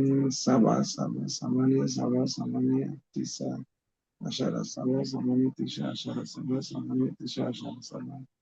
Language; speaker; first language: Arabic; non-native, learner; Bangla